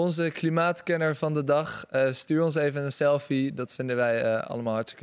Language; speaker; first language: Dutch; native; Dutch